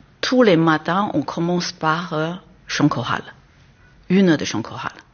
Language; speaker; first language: French; non-native, fluent; Chinese